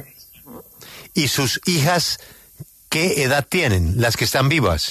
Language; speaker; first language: Spanish; native; Spanish